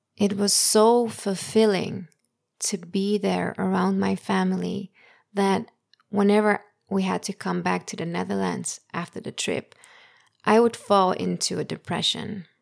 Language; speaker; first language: English; early bilingual, other home language; Persian